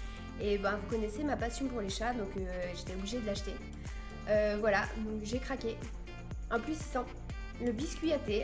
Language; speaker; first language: French; native; French